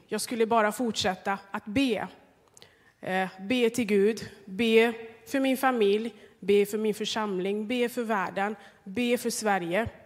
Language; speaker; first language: Swedish; non-native, fluent; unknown